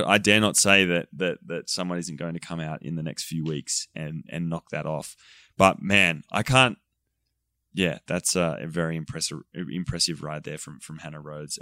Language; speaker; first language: English; native; English